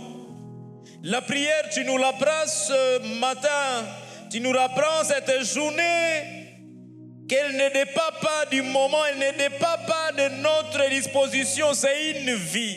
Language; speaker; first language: French; non-native, local second language; Swahili